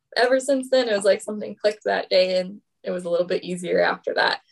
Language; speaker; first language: English; native; English